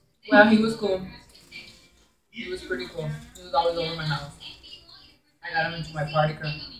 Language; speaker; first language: English; early bilingual, other home language; Spanish